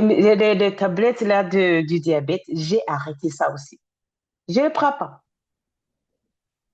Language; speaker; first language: French; non-native, fluent; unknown